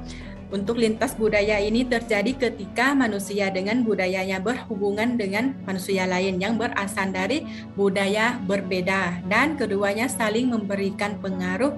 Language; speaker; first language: Indonesian; non-native, fluent; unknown